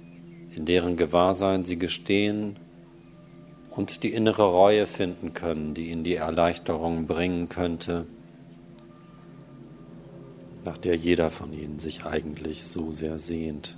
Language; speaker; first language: German; native; German